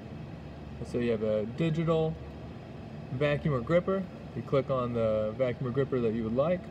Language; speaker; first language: English; native; English